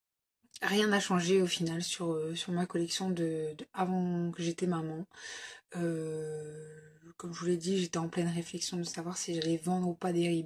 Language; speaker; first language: French; native; French